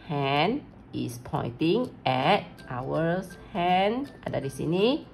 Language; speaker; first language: Malay; non-native, local second language; Chinese